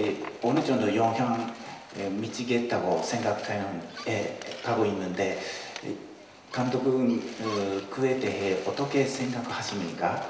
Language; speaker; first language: Korean; non-native, fluent; Japanese